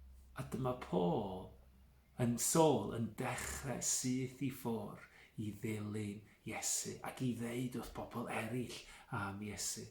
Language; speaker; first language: Welsh; native; Welsh